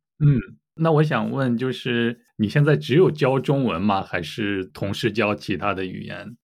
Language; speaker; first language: Chinese; native; Chinese